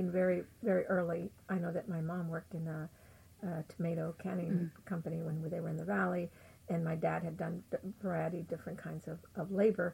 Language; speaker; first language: English; native; English